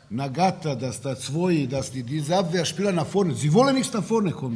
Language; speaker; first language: German; non-native, learner; Serbian